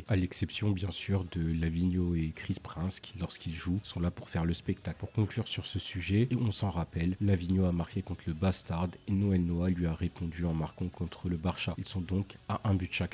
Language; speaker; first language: French; native; French